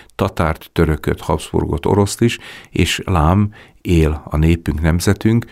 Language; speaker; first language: Hungarian; native; Hungarian